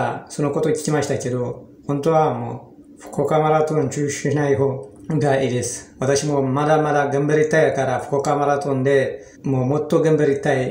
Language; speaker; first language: Japanese; non-native, learner; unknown